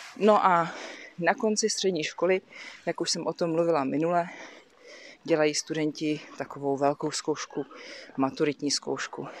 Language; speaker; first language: Czech; native; Czech